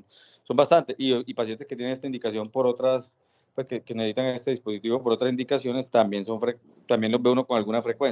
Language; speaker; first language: Spanish; native; Spanish